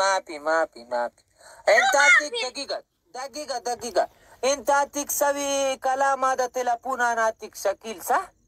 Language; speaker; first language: Arabic; non-native, learner; Pashto